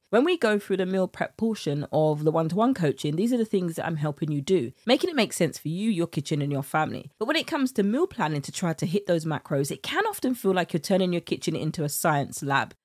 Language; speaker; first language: English; native; English